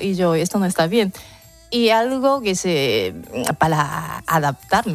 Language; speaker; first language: Spanish; non-native, fluent; Japanese